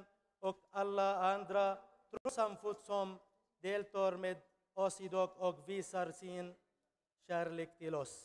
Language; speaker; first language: Swedish; non-native, learner; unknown